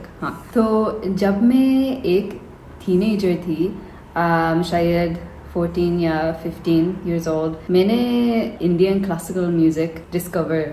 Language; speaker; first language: Hindi; non-native, learner; English